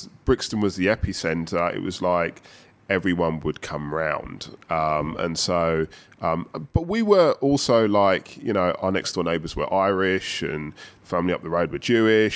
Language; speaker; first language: English; native; English